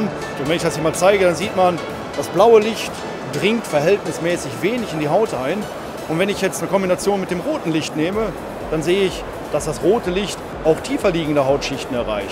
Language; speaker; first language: German; native; German